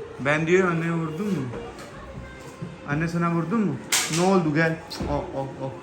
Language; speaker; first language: Turkish; non-native, learner; Urdu